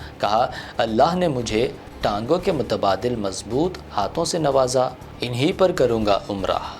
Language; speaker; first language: Urdu; native; Urdu